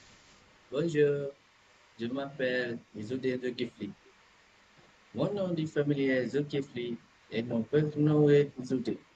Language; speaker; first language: French; non-native, learner; Malay